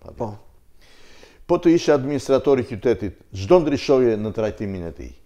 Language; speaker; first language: Albanian; native; Albanian